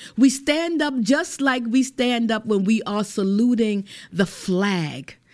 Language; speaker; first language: English; native; English